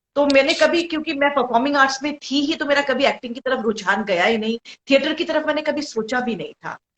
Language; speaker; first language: Hindi; non-native, local second language; Bangla